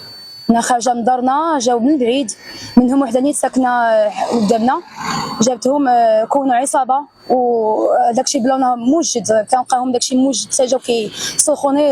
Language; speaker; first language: Arabic; early bilingual, heritage; Arabic